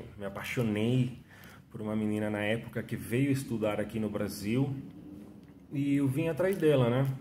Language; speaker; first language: Portuguese; non-native, fluent; Spanish